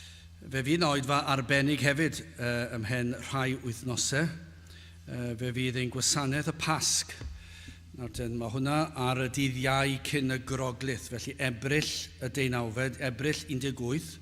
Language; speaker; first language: Welsh; native; Welsh